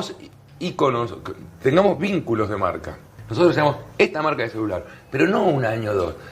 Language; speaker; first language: Spanish; native; Spanish